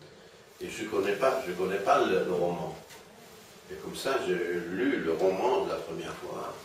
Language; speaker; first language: French; non-native, fluent; German